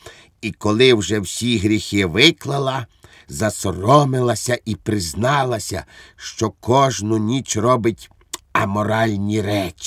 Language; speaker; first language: Ukrainian; native; Ukrainian